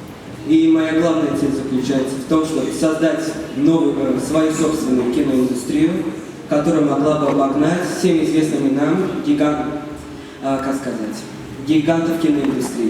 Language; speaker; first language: Russian; non-native, local second language; Azerbaijani